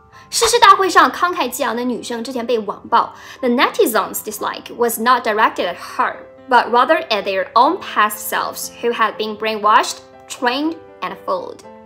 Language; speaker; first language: English; non-native, fluent; Chinese